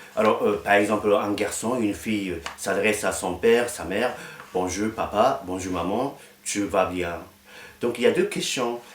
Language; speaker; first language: French; non-native, fluent; Japanese